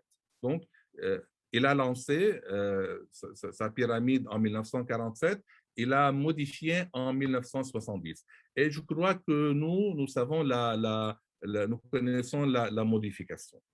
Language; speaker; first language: French; non-native, local second language; Arabic